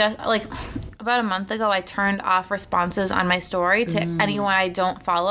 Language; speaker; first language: English; native; English